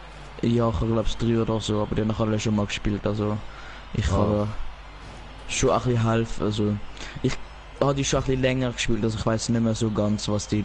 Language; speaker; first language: German; native; German